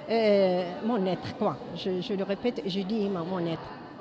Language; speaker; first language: French; non-native, local second language; Arabic